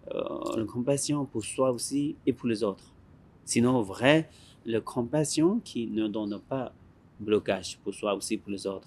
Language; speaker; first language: French; non-native, learner; Tibetan